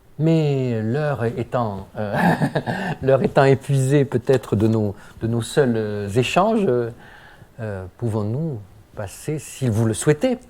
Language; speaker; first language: French; native; French